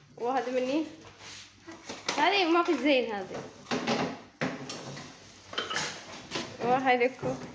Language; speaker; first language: Arabic; non-native, learner; Amharic